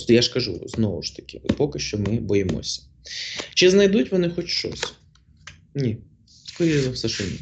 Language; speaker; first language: Ukrainian; non-native, local second language; Russian